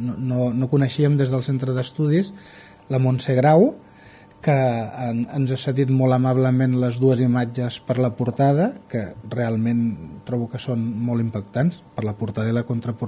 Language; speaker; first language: Catalan; native; Catalan